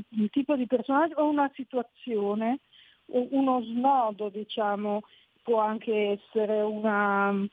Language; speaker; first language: Italian; native; Italian